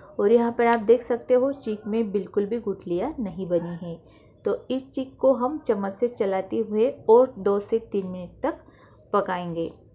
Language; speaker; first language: Hindi; non-native, local second language; Marathi